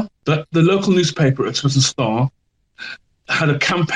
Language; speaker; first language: English; native; English